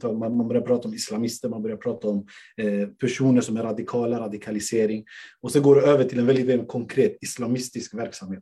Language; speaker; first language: Swedish; native; Swedish